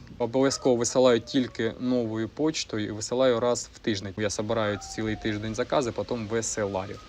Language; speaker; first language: Ukrainian; non-native, local second language; Russian